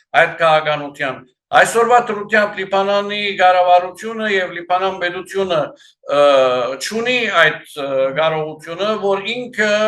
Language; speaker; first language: Armenian; early bilingual, heritage; Armenian